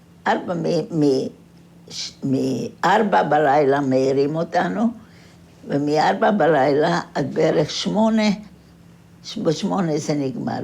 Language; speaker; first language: Hebrew; non-native, fluent; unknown